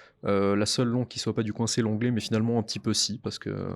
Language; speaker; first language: French; native; French